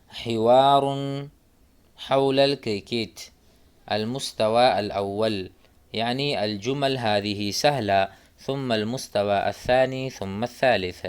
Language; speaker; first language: Arabic; non-native, fluent; Urdu